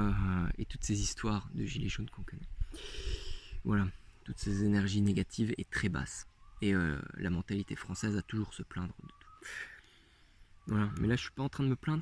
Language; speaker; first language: French; native; French